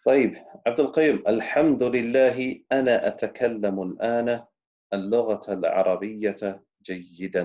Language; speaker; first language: Arabic; non-native, fluent; English